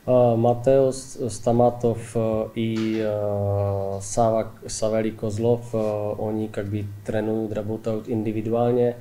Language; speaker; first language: Russian; non-native, fluent; Czech